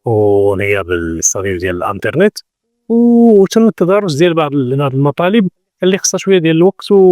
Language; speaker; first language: Arabic; native; Arabic